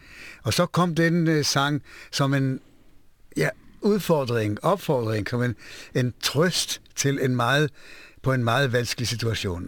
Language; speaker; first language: Danish; non-native, fluent; Hebrew